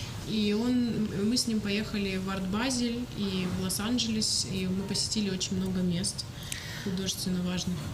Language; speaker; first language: Russian; native; Russian